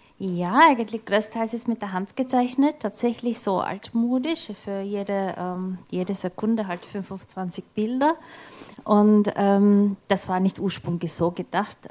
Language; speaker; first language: German; non-native, fluent; Turkish